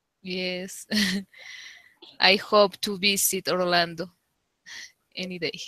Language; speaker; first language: English; non-native, learner; Spanish